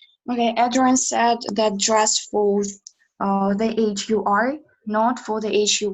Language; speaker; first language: English; non-native, learner; Russian